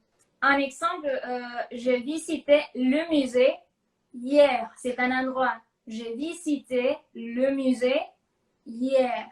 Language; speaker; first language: French; non-native, fluent; Spanish